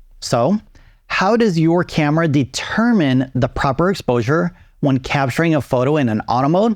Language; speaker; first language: English; native; English